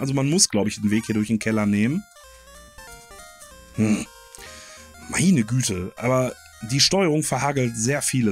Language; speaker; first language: German; native; German